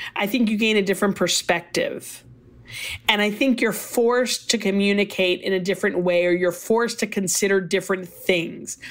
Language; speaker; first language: English; early bilingual, other home language; Spanish